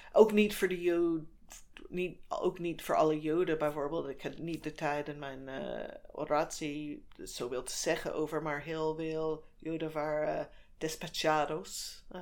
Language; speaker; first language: Dutch; non-native, fluent; English